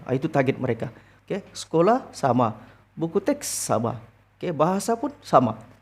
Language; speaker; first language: Malay; native; Malay